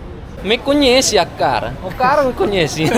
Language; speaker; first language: Portuguese; non-native, learner; Indonesian